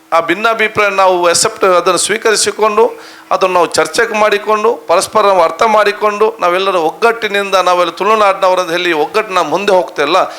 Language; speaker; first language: Kannada; non-native, local second language; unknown